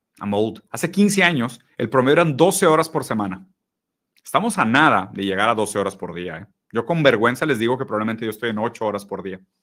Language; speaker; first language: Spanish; early bilingual, other home language; Portuguese